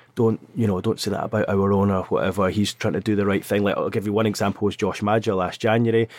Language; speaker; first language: English; native; English